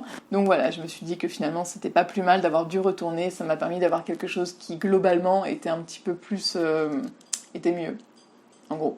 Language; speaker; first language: French; native; French